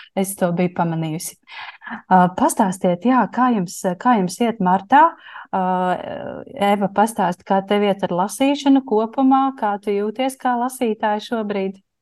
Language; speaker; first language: Latvian; native; Latvian